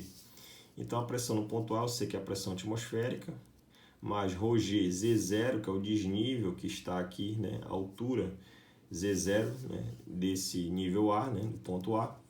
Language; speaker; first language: Portuguese; native; Portuguese